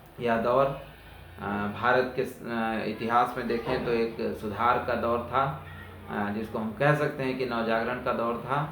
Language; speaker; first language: Hindi; native; Hindi